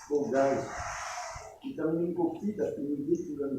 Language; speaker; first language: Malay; non-native, learner; French